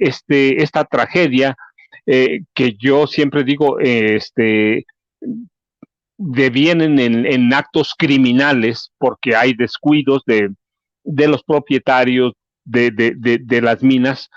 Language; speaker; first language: Spanish; native; Spanish